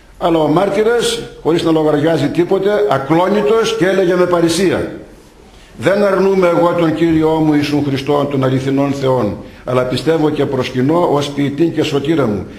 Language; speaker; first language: Greek; native; Greek